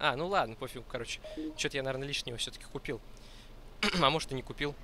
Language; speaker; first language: Russian; native; Russian